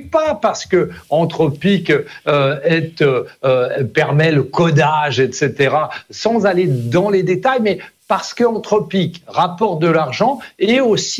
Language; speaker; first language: French; native; French